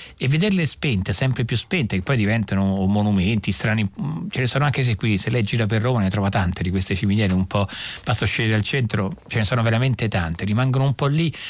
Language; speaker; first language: Italian; native; Italian